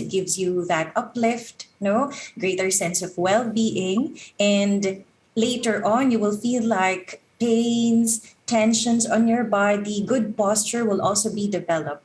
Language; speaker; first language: English; non-native, local second language; Filipino